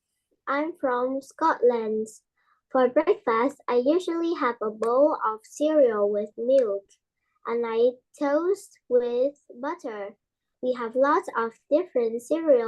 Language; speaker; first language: English; non-native, learner; Vietnamese